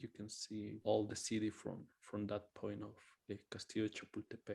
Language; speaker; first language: English; non-native, fluent; Spanish